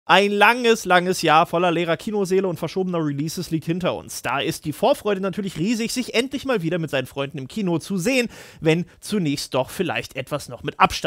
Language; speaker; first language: German; native; German